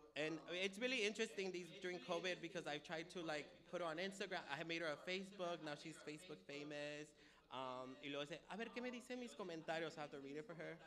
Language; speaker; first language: English; early bilingual, other home language; Spanish